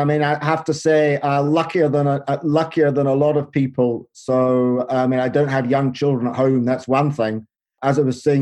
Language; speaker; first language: English; native; English